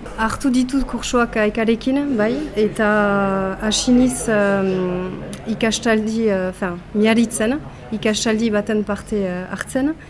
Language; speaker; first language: Basque; non-native, local second language; French